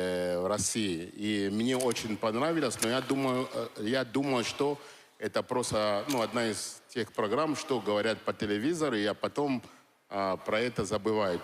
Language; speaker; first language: Russian; non-native, fluent; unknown